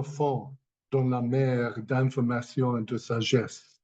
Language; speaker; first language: French; non-native, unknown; English